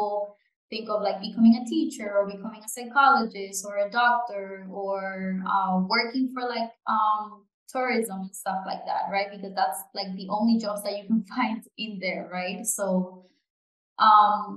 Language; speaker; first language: English; non-native, fluent; Japanese